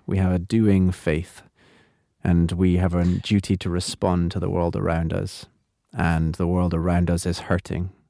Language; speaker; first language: English; native; English